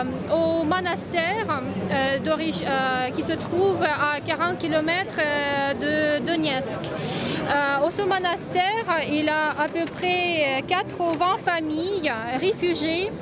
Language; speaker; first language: French; non-native, fluent; Russian